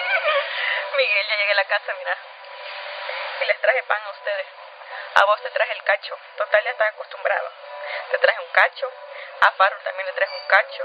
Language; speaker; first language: Spanish; native; Spanish